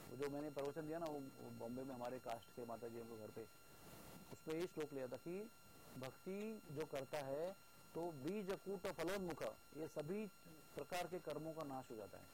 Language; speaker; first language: Hindi; non-native, local second language; Marathi